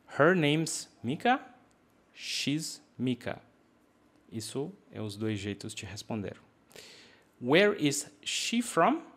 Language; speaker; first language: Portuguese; native; Portuguese